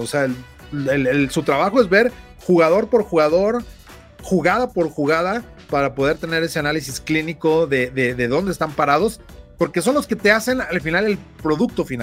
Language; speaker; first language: Spanish; native; Spanish